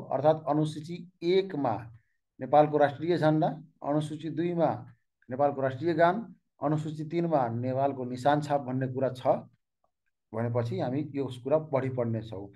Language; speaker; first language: Nepali; non-native, local second language; Maithili